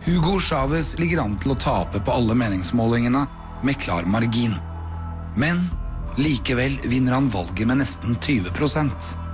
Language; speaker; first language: Norwegian; native; Norwegian